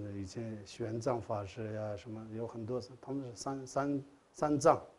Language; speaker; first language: Chinese; non-native, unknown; Tibetan